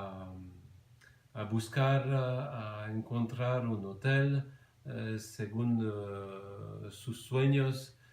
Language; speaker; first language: Spanish; non-native, fluent; French